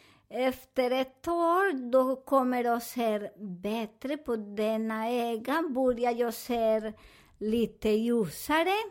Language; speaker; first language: Swedish; non-native, learner; Spanish